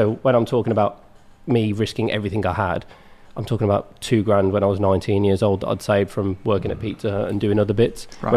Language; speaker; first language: English; native; English